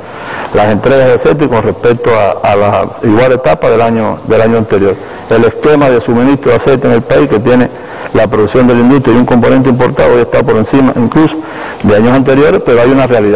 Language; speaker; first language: Spanish; native; Spanish